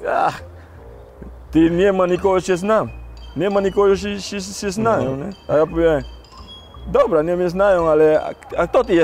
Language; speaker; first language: Polish; non-native, learner; Spanish